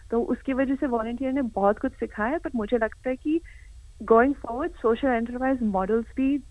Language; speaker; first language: Hindi; early bilingual, heritage; Hindi